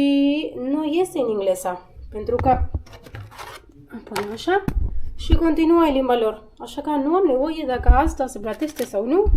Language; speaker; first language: Romanian; non-native, learner; Spanish